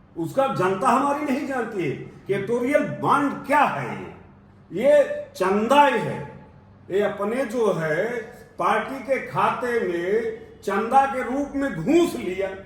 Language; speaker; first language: Hindi; native; Hindi